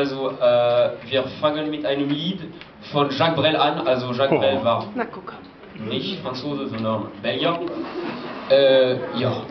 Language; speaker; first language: German; non-native, fluent; French